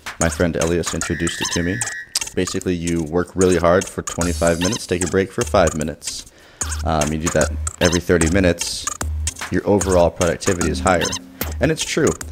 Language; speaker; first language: English; native; English